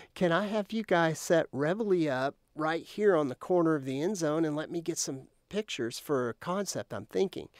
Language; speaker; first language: English; native; English